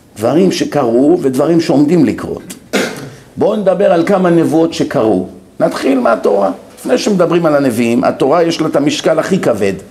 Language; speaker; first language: Hebrew; native; Hebrew